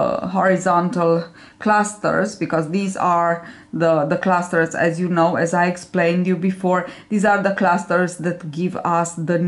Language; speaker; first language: English; non-native, fluent; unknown